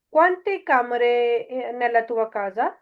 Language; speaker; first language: Italian; non-native, fluent; Hindi